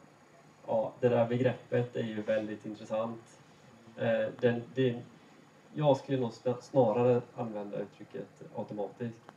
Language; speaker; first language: Swedish; native; Swedish